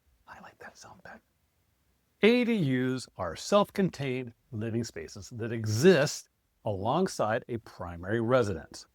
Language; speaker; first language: English; native; English